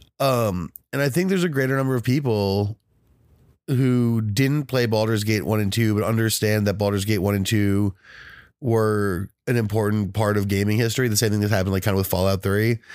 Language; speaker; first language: English; native; English